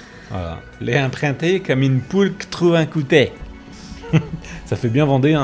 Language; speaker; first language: French; native; French